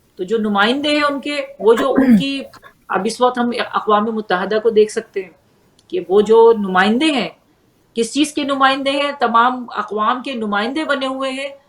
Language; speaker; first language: Urdu; native; Urdu